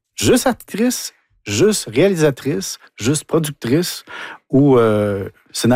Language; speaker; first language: French; native; French